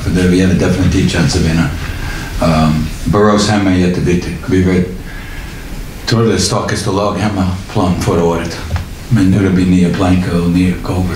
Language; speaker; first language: Swedish; non-native, learner; English